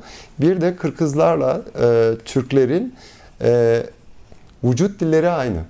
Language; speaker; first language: Turkish; early bilingual, heritage; Turkish